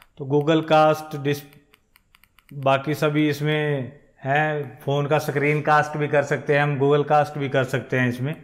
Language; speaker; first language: Hindi; non-native, local second language; Punjabi